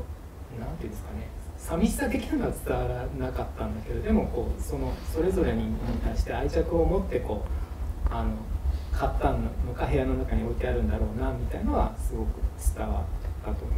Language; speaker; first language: Japanese; native; Japanese